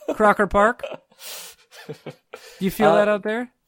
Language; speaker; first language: English; early bilingual, other home language; Italian